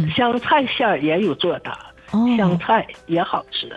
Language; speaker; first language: Chinese; native; Chinese